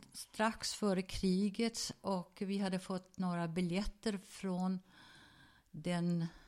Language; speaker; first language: Swedish; early bilingual, other home language; German